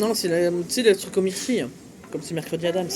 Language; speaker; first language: French; native; French